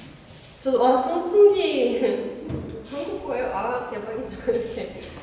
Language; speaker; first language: Korean; non-native, learner; Portuguese